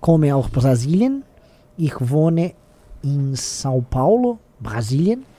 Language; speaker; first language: German; non-native, learner; Portuguese